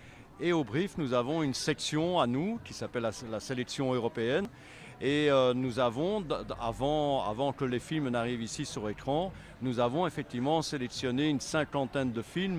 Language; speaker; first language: French; native; French